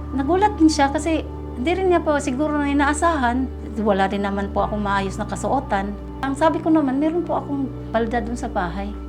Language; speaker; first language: Filipino; native; Filipino